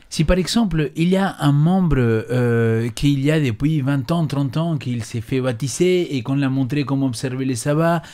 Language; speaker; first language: French; non-native, fluent; Spanish